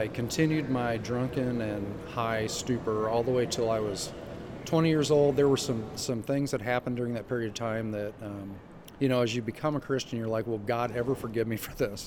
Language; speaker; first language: English; native; English